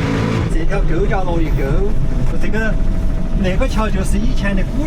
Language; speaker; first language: Chinese; native; Chinese